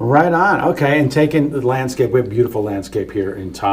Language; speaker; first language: English; native; English